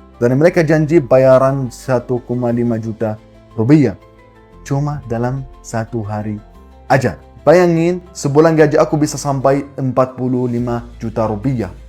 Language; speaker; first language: Indonesian; non-native, fluent; Arabic